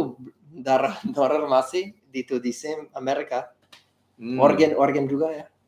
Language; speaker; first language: Indonesian; non-native, learner; English